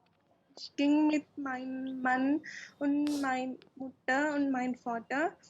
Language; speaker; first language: German; non-native, learner; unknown